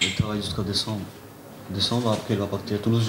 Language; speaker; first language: French; non-native, fluent; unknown